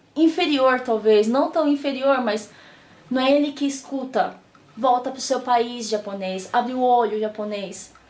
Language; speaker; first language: Portuguese; native; Portuguese